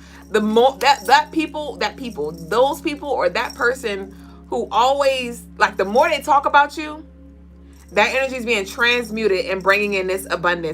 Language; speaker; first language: English; native; English